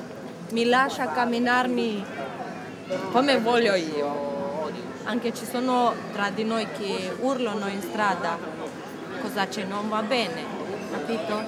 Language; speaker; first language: Italian; non-native, learner; Romanian